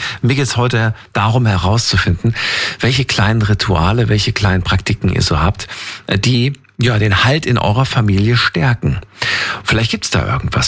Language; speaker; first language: German; native; German